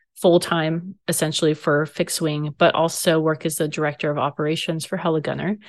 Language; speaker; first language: English; native; English